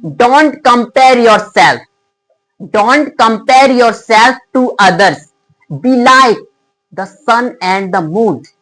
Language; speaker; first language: English; non-native, local second language; Hindi